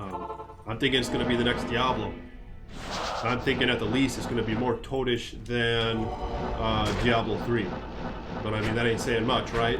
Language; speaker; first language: English; native; English